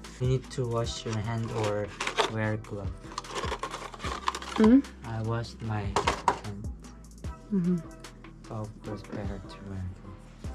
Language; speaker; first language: English; non-native, learner; Korean